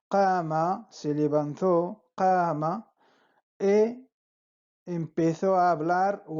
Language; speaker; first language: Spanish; non-native, fluent; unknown